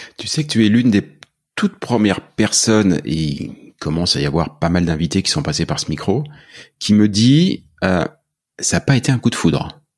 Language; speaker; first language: French; native; French